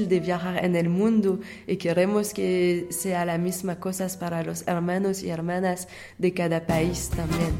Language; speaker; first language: Spanish; non-native, learner; French